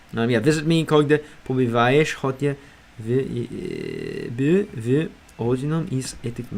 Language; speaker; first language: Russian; non-native, learner; English